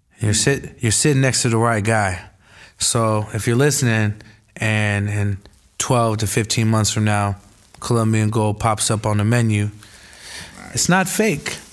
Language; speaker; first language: English; native; English